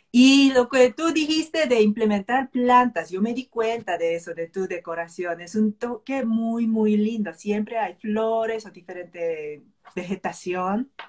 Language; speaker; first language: Spanish; non-native, fluent; Korean